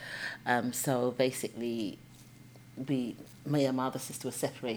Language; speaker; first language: English; native; English